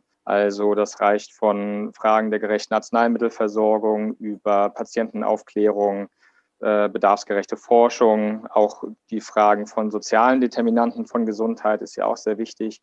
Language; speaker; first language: German; native; German